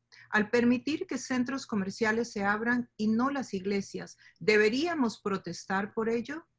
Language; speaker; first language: Spanish; native; Spanish